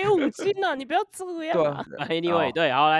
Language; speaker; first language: Chinese; native; Chinese